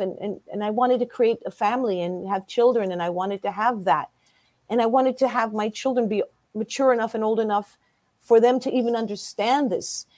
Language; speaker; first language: English; early bilingual, other home language; German